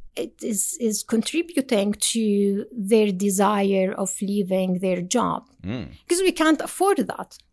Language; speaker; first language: English; non-native, fluent; Arabic